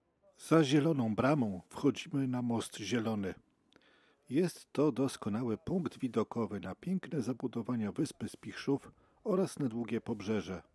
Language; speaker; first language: Polish; native; Polish